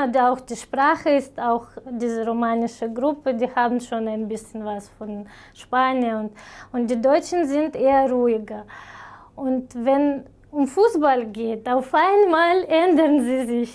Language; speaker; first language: German; non-native, fluent; Romanian